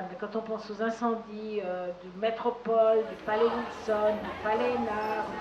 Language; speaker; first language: French; native; French